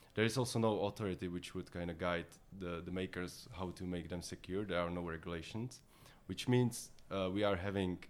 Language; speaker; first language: English; non-native, fluent; Czech